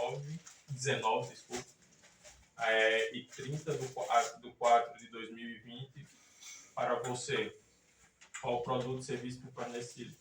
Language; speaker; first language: Portuguese; native; Portuguese